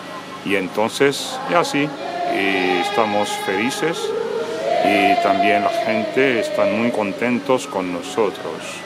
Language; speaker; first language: Spanish; non-native, fluent; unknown